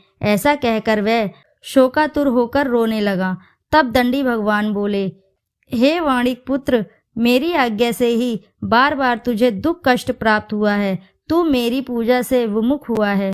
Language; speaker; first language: Hindi; native; Hindi